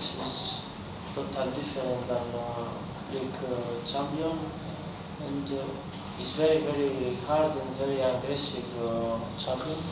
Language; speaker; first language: English; non-native, learner; Greek